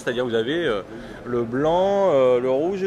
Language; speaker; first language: French; native; French